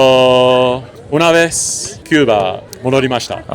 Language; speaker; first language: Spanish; early bilingual, heritage; English